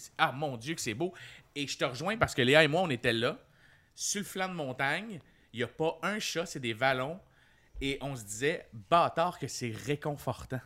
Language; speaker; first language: French; native; French